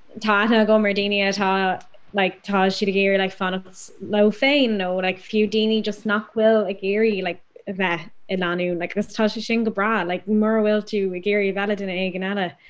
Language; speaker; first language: Irish; non-native, local second language; English